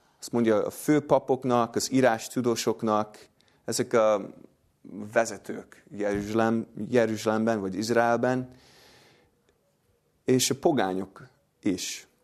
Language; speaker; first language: Hungarian; non-native, fluent; English